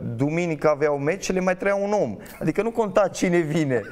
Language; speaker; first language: Romanian; native; Romanian